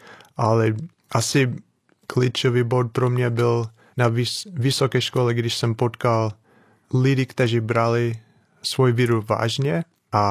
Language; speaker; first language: Czech; non-native, fluent; English